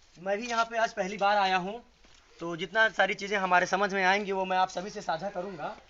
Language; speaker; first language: Hindi; native; Hindi